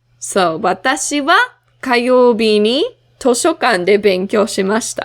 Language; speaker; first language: Japanese; non-native, fluent; English